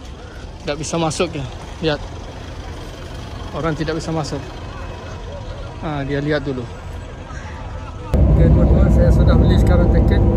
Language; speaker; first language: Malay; early bilingual, heritage; Malay